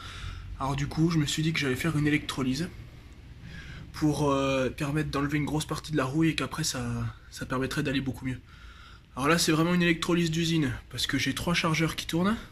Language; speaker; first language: French; native; French